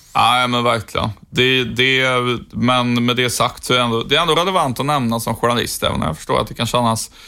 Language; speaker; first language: Swedish; native; Swedish